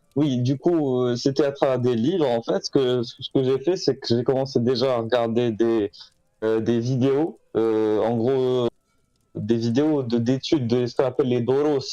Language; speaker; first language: French; non-native, local second language; Arabic